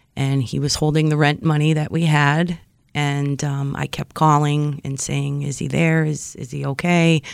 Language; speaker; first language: English; native; English